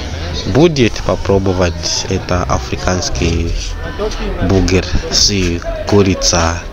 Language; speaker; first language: Russian; non-native, learner; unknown